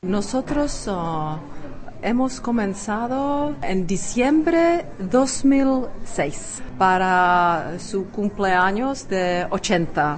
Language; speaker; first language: Spanish; non-native, fluent; Czech